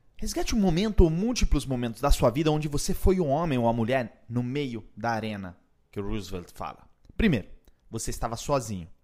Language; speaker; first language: Portuguese; non-native, fluent; Italian